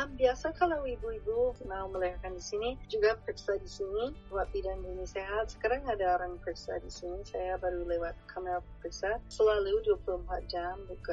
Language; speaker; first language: Indonesian; non-native, fluent; English